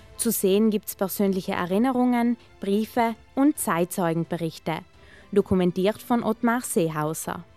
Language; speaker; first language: German; native; German